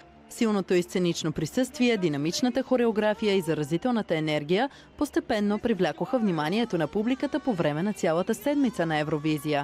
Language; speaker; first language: Bulgarian; native; Bulgarian